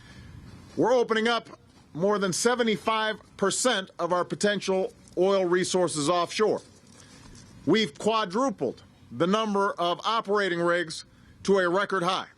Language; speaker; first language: English; native; English